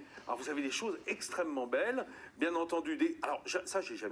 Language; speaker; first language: French; native; French